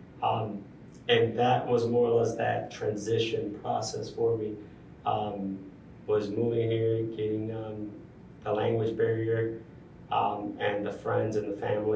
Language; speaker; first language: English; non-native, fluent; Spanish